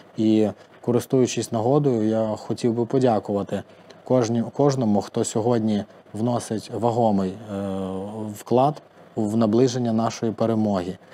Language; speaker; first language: Ukrainian; native; Ukrainian